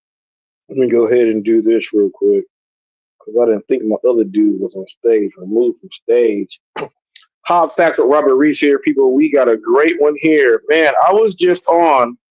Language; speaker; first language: English; native; English